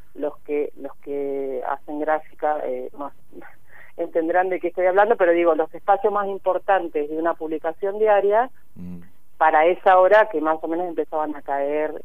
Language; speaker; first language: Spanish; native; Spanish